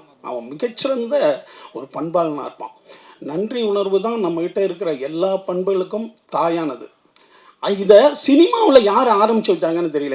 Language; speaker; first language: Tamil; native; Tamil